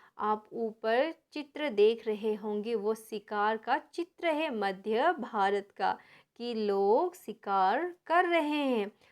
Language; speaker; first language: Hindi; non-native, local second language; Nepali